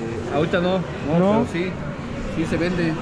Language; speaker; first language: Spanish; native; Spanish